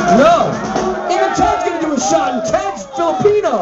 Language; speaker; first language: English; native; English